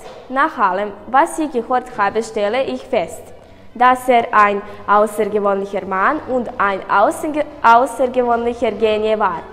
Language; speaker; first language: German; non-native, learner; Serbian